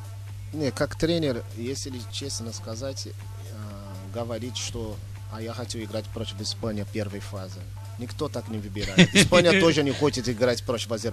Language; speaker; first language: Russian; non-native, fluent; Portuguese